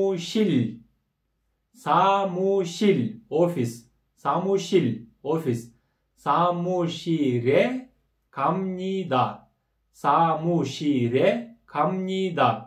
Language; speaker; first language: Korean; non-native, fluent; Kyrgyz